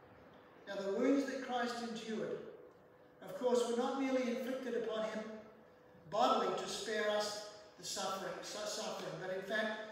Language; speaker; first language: English; native; English